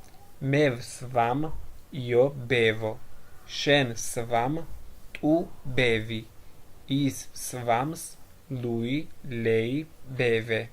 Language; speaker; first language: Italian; non-native, fluent; Georgian